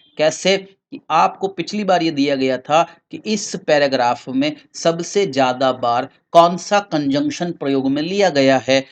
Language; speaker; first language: Hindi; native; Hindi